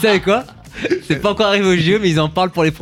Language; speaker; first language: French; native; French